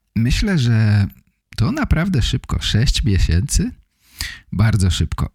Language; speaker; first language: Polish; native; Polish